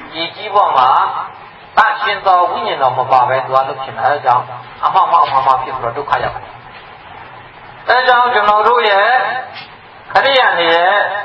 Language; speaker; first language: Burmese; non-native, local second language; Hakha Chin